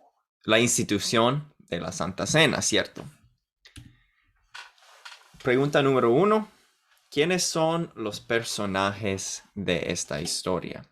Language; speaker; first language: Spanish; non-native, fluent; English